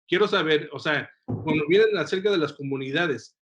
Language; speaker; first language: Spanish; early bilingual, heritage; Spanish